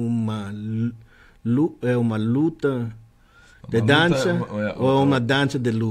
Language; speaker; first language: Portuguese; non-native, learner; Spanish